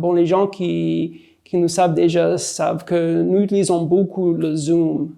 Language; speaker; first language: French; non-native, fluent; English